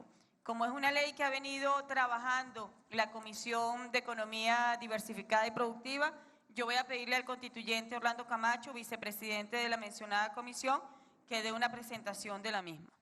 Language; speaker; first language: Spanish; native; Spanish